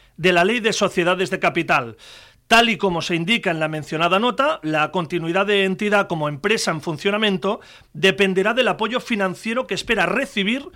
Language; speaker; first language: Spanish; non-native, local second language; Catalan